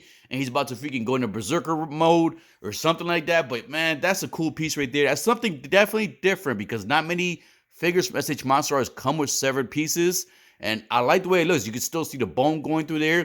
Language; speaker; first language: English; native; English